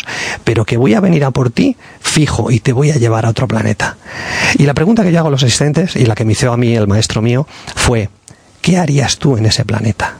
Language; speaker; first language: Spanish; native; Spanish